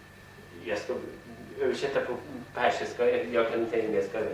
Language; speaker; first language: Swedish; non-native, fluent; Persian